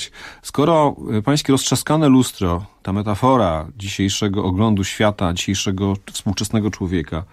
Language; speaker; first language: Polish; native; Polish